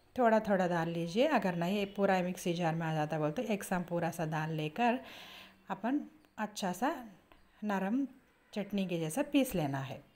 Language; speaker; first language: Hindi; non-native, local second language; Urdu